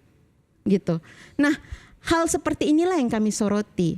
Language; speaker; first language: Indonesian; native; Indonesian